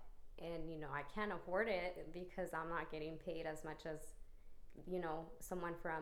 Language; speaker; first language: English; early bilingual, other home language; Spanish